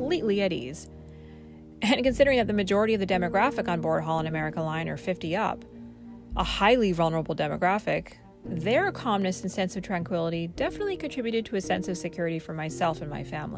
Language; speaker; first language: English; native; English